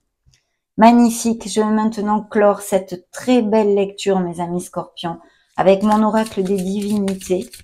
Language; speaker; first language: French; native; French